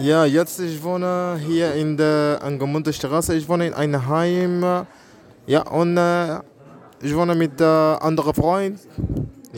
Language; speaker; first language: German; non-native, learner; Arabic